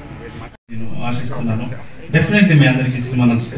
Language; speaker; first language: Telugu; native; Telugu